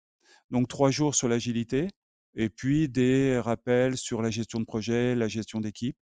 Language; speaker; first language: French; native; French